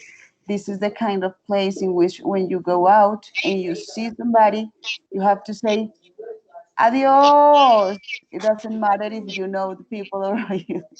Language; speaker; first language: English; non-native, fluent; Spanish